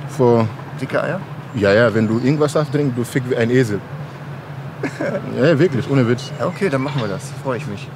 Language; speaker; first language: German; non-native, learner; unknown